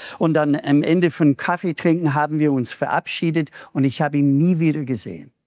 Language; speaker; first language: German; non-native, fluent; English